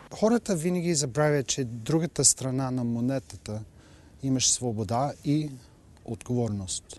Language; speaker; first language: Bulgarian; non-native, fluent; English